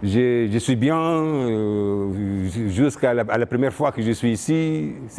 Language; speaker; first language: French; non-native, fluent; Portuguese